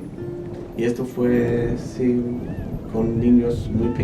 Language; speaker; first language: Spanish; non-native, fluent; English